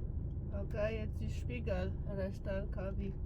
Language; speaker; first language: German; non-native, learner; Polish